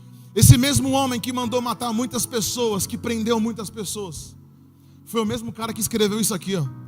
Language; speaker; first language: Portuguese; native; Portuguese